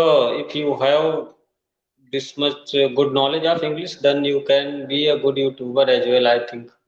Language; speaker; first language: English; non-native, fluent; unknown